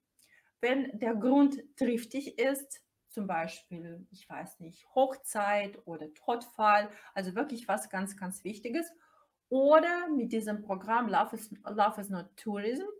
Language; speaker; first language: German; non-native, fluent; Russian